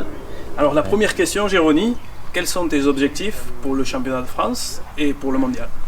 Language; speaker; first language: French; native; French